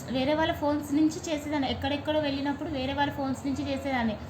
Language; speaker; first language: Telugu; native; Telugu